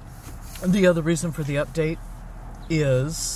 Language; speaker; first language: English; native; English